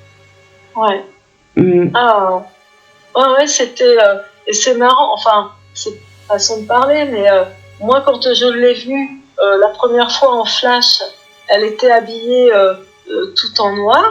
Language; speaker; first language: French; native; French